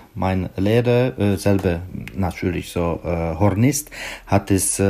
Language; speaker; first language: German; non-native, learner; Czech